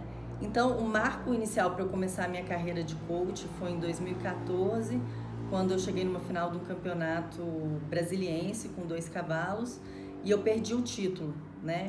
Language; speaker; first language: Portuguese; native; Portuguese